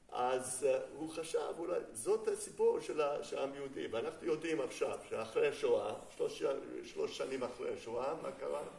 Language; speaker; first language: Hebrew; non-native, fluent; English